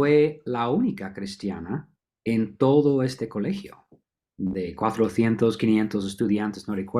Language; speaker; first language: Spanish; non-native, fluent; English